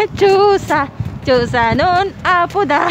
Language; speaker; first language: Korean; non-native, learner; Filipino